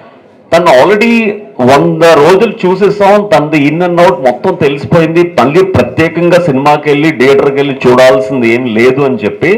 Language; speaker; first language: Telugu; native; Telugu